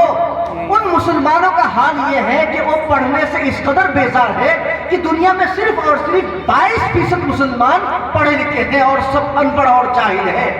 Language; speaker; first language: Urdu; non-native, local second language; Bangla